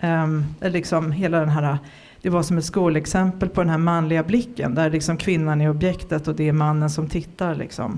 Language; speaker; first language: Swedish; native; Swedish